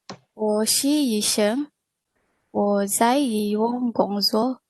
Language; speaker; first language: Chinese; non-native, learner; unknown